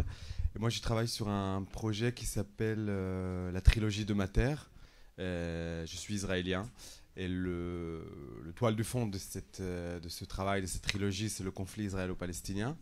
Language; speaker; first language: French; non-native, fluent; Hebrew